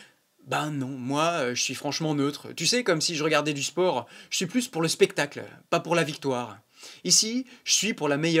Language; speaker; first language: French; native; French